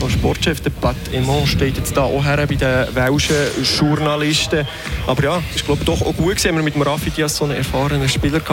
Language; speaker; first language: German; native; German